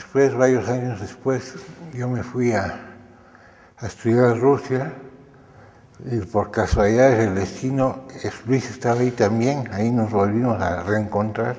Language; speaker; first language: Spanish; early bilingual, other home language; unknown